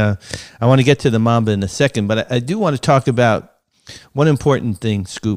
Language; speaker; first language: English; native; English